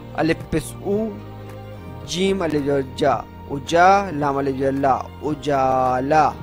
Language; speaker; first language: Hindi; native; Hindi